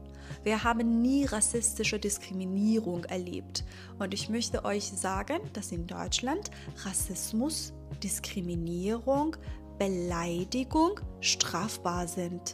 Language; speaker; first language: German; non-native, fluent; Persian